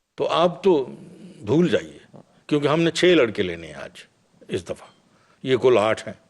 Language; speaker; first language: Urdu; non-native, local second language; Punjabi